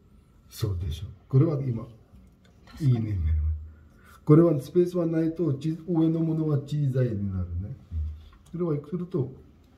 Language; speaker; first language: Japanese; non-native, learner; Hindi